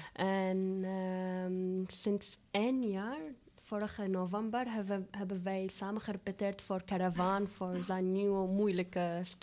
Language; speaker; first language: Dutch; non-native, fluent; Arabic